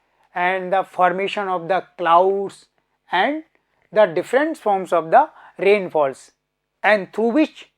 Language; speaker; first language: English; non-native, local second language; Hindi